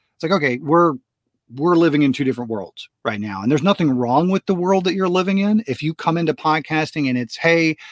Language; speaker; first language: English; native; English